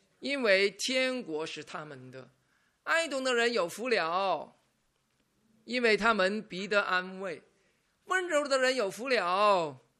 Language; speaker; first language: Chinese; non-native, local second language; Cantonese